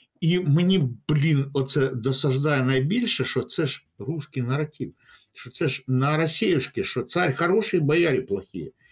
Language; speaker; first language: Ukrainian; non-native, local second language; Russian